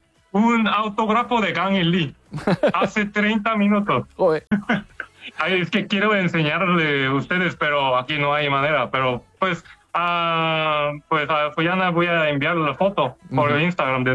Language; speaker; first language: Spanish; non-native, learner; Korean